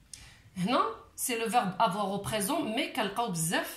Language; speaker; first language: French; non-native, local second language; Arabic